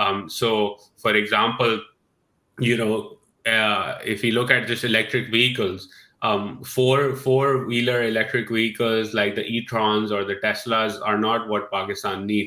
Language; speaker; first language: English; non-native, local second language; Urdu